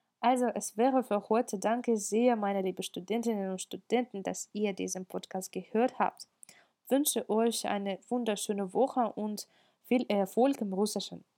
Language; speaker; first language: German; non-native, fluent; Russian